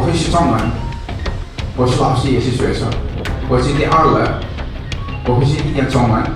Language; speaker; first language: Chinese; non-native, learner; Tamil